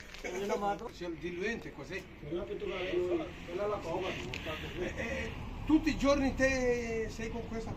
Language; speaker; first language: Italian; non-native, local second language; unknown